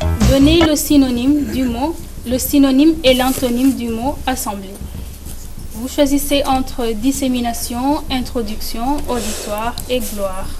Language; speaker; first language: French; non-native, local second language; Comorian